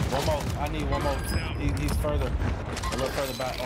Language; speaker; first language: English; native; English